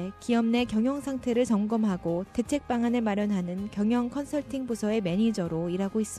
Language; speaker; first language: Korean; native; Korean